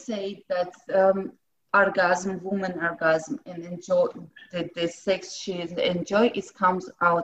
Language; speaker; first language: English; non-native, fluent; Russian